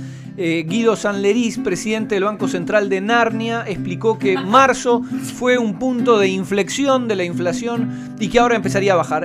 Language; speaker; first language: Spanish; native; Spanish